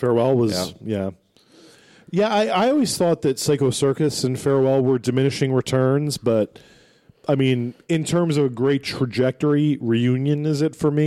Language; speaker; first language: English; native; English